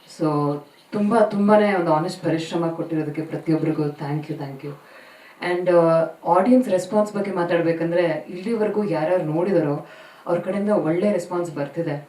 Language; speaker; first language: Kannada; native; Kannada